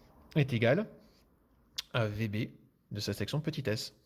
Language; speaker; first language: French; native; French